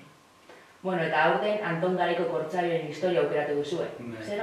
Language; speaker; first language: Basque; native; Basque